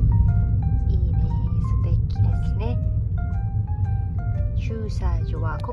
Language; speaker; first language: Japanese; non-native, learner; Indonesian